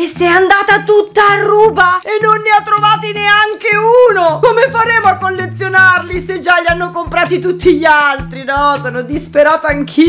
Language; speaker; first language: Italian; native; Italian